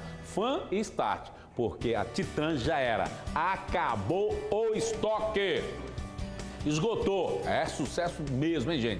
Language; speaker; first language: Portuguese; native; Portuguese